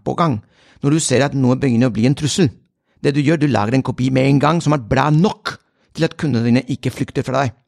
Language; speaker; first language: Norwegian; non-native, fluent; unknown